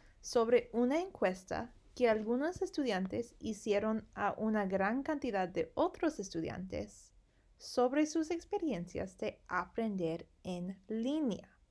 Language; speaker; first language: Spanish; non-native, fluent; English